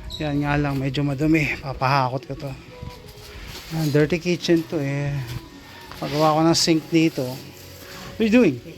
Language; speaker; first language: Filipino; native; Filipino